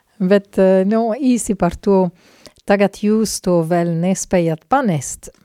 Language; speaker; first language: Latvian; non-native, fluent; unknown